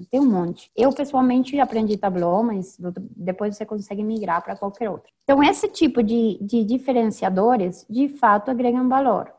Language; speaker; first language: Portuguese; non-native, fluent; Spanish